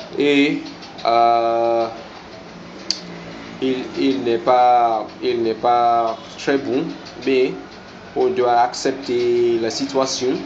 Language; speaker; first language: French; non-native, learner; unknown